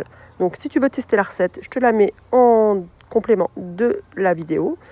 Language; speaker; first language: French; native; French